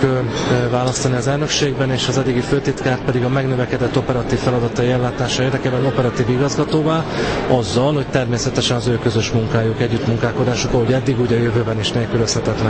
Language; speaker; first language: Hungarian; native; Hungarian